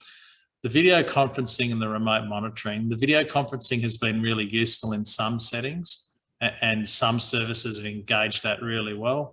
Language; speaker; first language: English; native; English